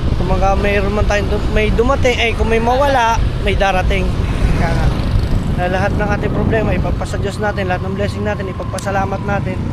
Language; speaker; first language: Filipino; native; Filipino